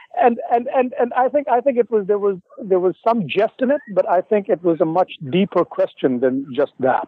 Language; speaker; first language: English; non-native, local second language; Urdu